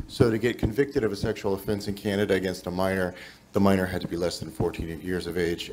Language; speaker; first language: English; native; English